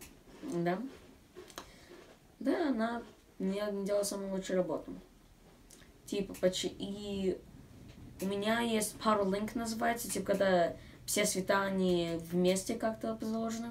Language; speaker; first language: Russian; early bilingual, other home language; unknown